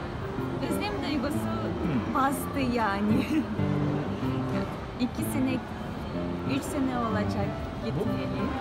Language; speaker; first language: Turkish; non-native, learner; Russian